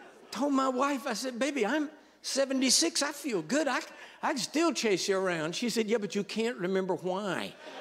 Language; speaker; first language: English; native; English